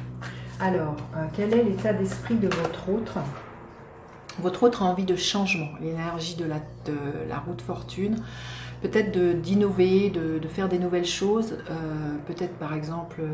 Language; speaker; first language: French; native; French